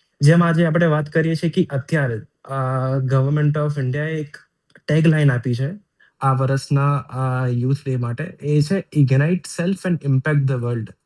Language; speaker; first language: Gujarati; native; Gujarati